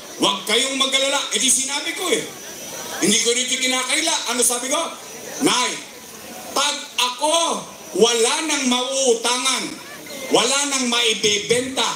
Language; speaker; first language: Filipino; native; Filipino